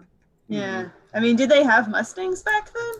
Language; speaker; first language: English; native; English